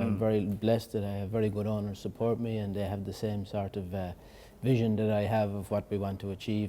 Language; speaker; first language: English; native; English